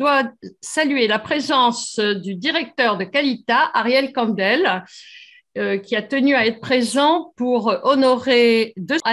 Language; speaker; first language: French; native; French